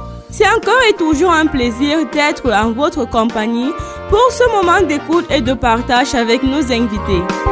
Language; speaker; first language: French; non-native, local second language; Fula